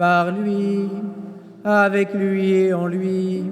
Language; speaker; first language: French; native; French